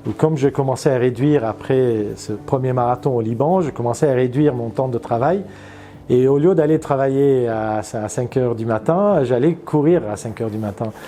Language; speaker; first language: French; non-native, fluent; Armenian